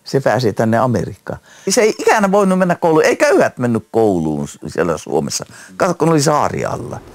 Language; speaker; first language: Finnish; early bilingual, heritage; Finnish